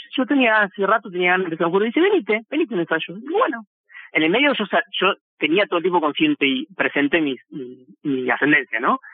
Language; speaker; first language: Spanish; native; Spanish